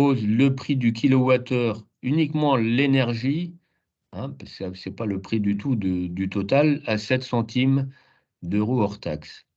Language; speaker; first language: French; native; French